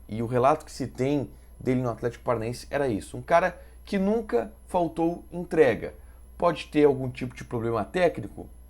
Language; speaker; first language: Portuguese; native; Portuguese